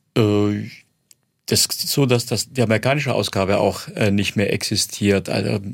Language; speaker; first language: German; non-native, fluent; Croatian